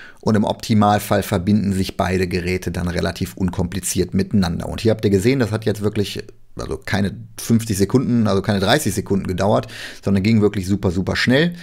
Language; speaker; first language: German; native; German